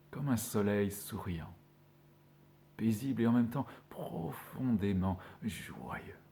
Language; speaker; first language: French; native; French